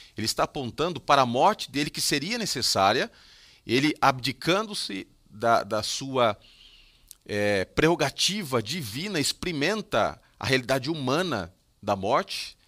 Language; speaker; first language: Portuguese; native; Portuguese